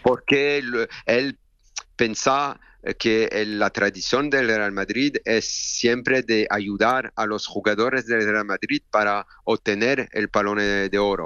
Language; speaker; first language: Spanish; non-native, learner; French